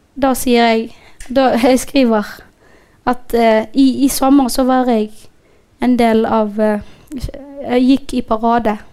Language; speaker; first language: Norwegian; non-native, fluent; Somali